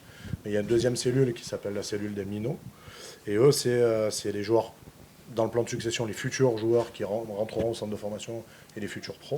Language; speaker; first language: French; native; French